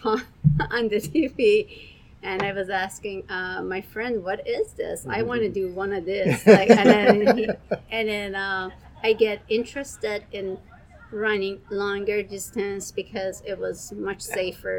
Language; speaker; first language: English; non-native, fluent; Persian